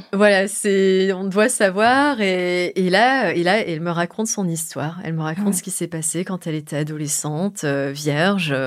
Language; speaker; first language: French; native; French